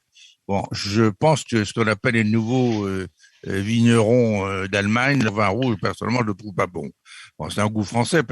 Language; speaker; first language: French; native; French